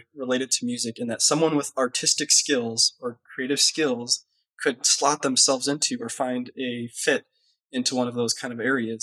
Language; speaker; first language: English; native; English